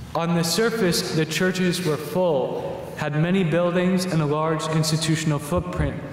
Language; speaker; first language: English; native; English